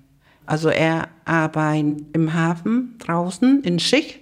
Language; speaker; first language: German; non-native, learner; Vietnamese